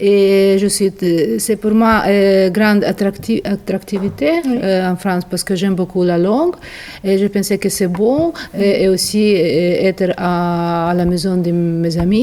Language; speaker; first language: French; non-native, fluent; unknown